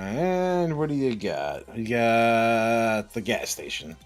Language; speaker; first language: English; native; English